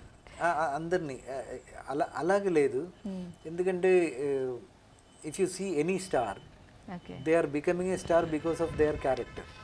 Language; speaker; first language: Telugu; non-native, local second language; Malayalam